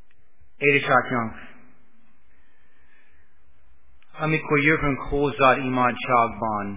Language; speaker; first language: Hungarian; non-native, fluent; English